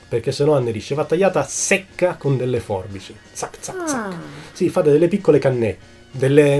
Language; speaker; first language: Italian; native; Italian